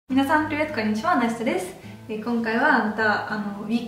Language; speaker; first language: Japanese; non-native, fluent; Russian